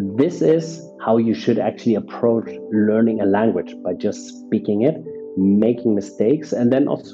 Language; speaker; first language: English; non-native, fluent; German